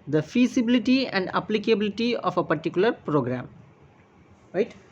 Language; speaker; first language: English; non-native, local second language; Tamil